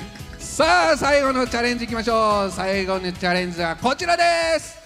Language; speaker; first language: Japanese; native; Japanese